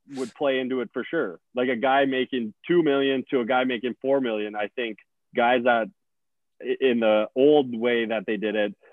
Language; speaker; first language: English; native; English